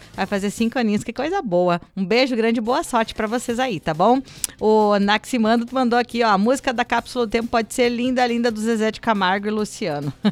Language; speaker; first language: Portuguese; native; Portuguese